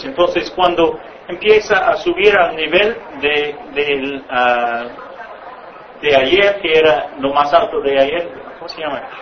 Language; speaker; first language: Spanish; non-native, fluent; English